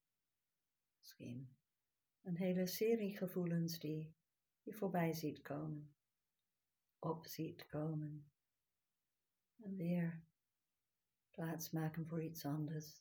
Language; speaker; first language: Dutch; non-native, fluent; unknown